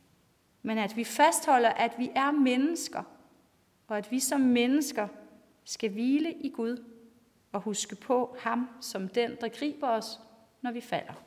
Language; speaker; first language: Danish; native; Danish